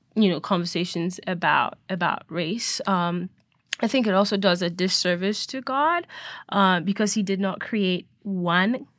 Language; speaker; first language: English; non-native, local second language; Yoruba